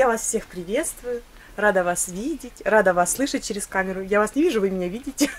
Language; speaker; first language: Russian; native; Russian